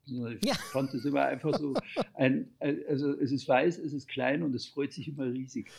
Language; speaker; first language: German; native; German